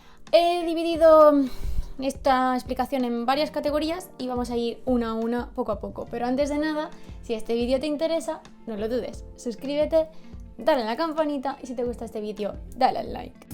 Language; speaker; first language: Spanish; native; Spanish